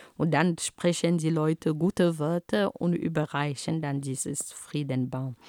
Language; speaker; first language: German; non-native, fluent; Ghomala